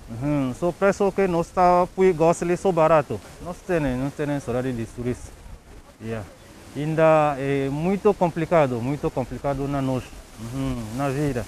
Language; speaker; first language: Portuguese; non-native, local second language; Kabuverdianu